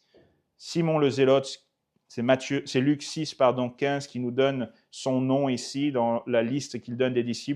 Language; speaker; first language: French; native; French